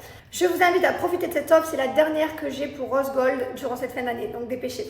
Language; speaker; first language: French; native; French